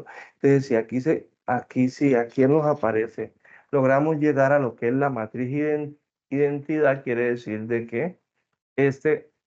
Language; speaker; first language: Spanish; native; Spanish